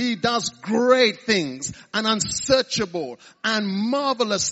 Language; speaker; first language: English; non-native, local second language; Igbo